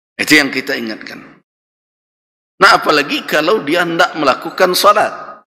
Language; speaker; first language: Malay; non-native, local second language; Minangkabau